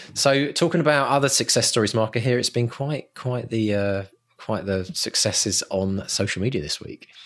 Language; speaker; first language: English; native; English